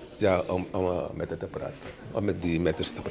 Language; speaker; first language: Dutch; non-native, local second language; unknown